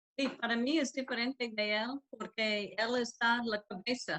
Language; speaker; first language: Spanish; non-native, learner; English